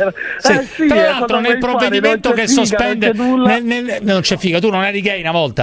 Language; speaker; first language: Italian; native; Italian